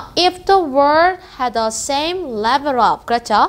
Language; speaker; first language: English; non-native, fluent; Korean